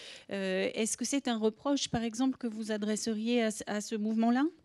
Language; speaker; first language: French; native; French